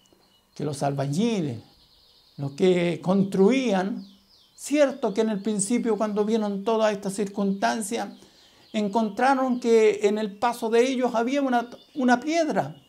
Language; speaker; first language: Spanish; native; Spanish